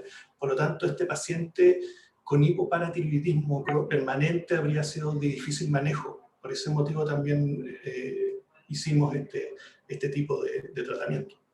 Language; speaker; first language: Spanish; native; Spanish